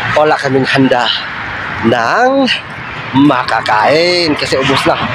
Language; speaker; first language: Filipino; non-native, local second language; Cebuano